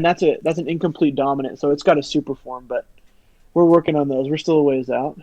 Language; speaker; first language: English; native; English